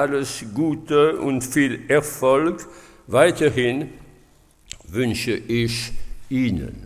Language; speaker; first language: German; non-native, fluent; French